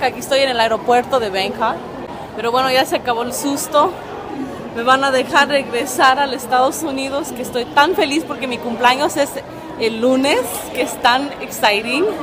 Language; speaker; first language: Spanish; early bilingual, other home language; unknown